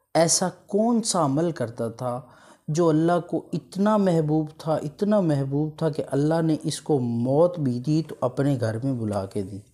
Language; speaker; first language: Urdu; non-native, local second language; Punjabi